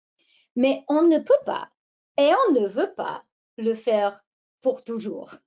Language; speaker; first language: French; non-native, fluent; English